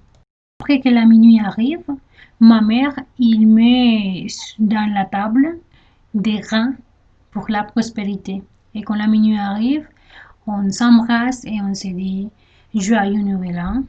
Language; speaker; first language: French; non-native, learner; Spanish